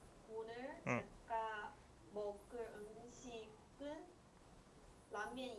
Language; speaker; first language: Korean; non-native, learner; English